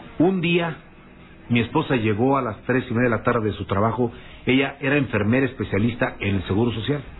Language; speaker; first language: Spanish; native; Spanish